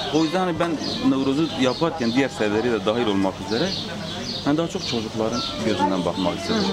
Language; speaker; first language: Turkish; non-native, local second language; Kurdish